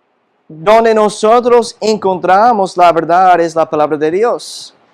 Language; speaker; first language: Spanish; non-native, fluent; English